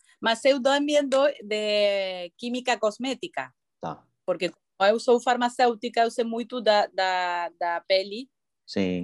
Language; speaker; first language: Portuguese; non-native, learner; Spanish